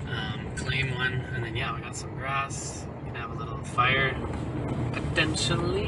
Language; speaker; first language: English; native; English